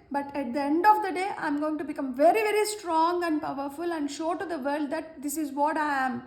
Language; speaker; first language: English; non-native, local second language; Telugu